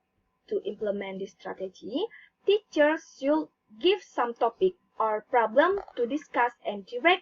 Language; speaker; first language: English; non-native, learner; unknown